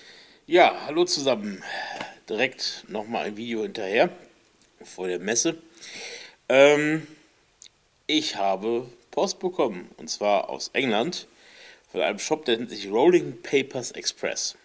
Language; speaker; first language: German; native; German